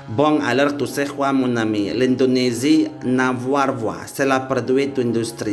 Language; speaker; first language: French; non-native, learner; Indonesian